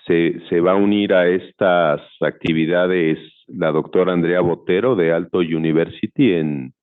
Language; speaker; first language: Spanish; native; Spanish